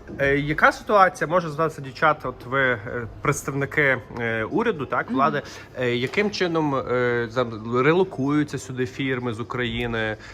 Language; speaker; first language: Ukrainian; native; Ukrainian